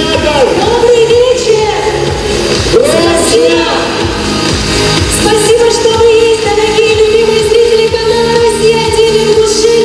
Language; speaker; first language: Russian; non-native, local second language; Ingush